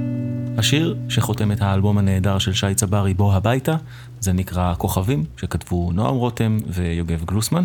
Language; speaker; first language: Hebrew; native; Hebrew